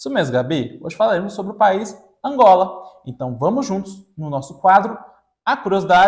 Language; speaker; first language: Portuguese; native; Portuguese